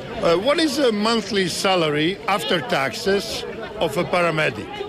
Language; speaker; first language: English; non-native, fluent; Croatian